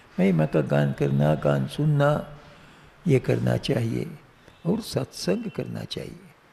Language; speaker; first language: Hindi; non-native, local second language; Tamil